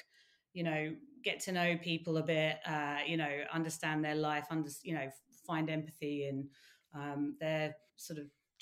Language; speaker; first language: English; native; English